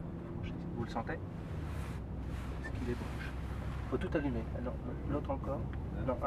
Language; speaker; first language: French; native; French